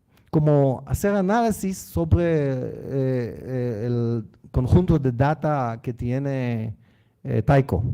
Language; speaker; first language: Spanish; non-native, learner; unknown